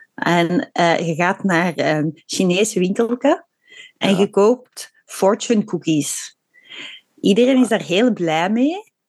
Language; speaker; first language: Dutch; native; Dutch